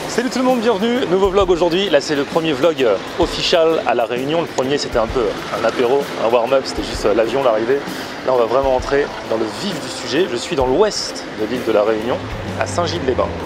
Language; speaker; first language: French; native; French